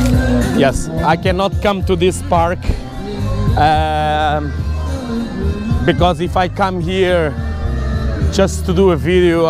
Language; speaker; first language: English; non-native, fluent; Portuguese